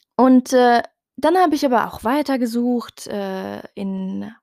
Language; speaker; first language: German; early bilingual, other home language; Riffian